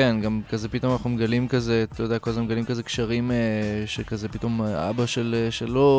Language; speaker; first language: Hebrew; native; Hebrew